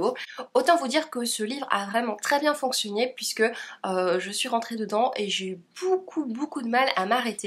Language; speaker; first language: French; native; French